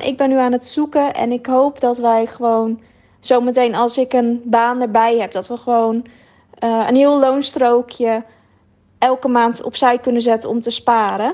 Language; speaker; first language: Dutch; native; Dutch